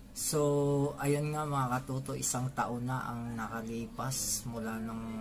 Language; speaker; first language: Filipino; native; Filipino